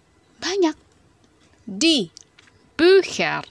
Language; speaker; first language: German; non-native, fluent; Indonesian